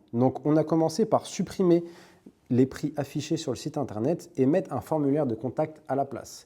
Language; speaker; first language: French; native; French